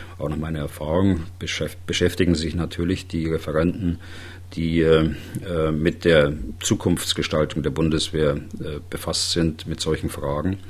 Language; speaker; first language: German; native; German